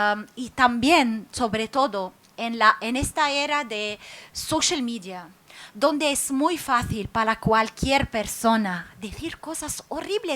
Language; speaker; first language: Spanish; non-native, fluent; Arabic